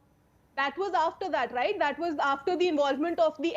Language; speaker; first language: English; non-native, local second language; Hindi